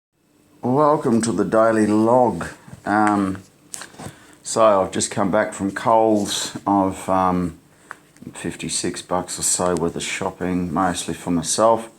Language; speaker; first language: English; native; English